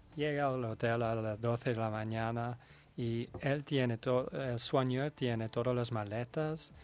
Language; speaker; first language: Spanish; non-native, fluent; Dutch